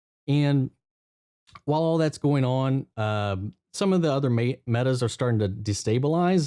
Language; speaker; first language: English; native; English